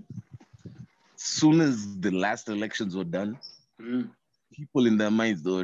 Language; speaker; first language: English; non-native, local second language; Swahili